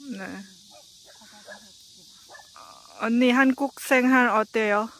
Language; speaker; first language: Korean; non-native, learner; Lao